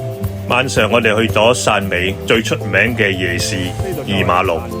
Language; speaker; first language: Chinese; native; Chinese